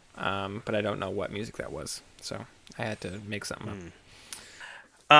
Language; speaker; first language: English; native; English